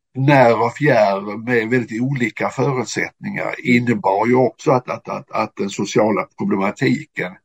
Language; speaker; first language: Swedish; native; Swedish